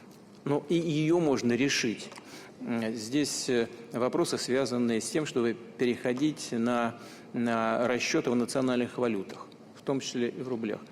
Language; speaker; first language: Russian; native; Russian